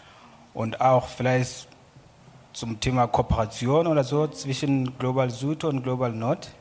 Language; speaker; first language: German; non-native, learner; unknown